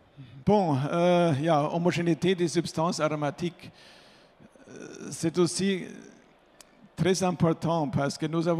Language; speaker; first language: French; non-native, fluent; German